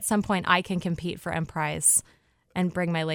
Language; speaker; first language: English; native; English